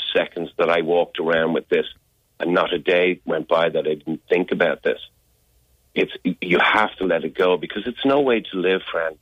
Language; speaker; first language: English; native; English